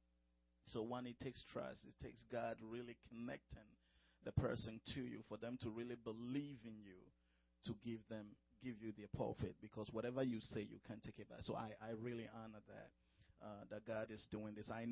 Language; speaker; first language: English; non-native, local second language; Akan